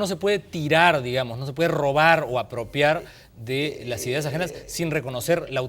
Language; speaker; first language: Spanish; native; Spanish